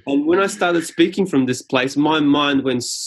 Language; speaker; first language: English; non-native, local second language; Serbian